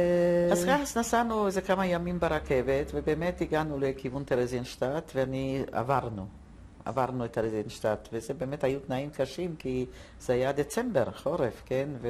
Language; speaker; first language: Hebrew; non-native, fluent; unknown